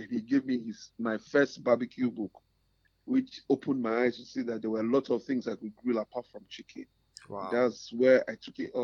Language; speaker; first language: English; non-native, local second language; Yoruba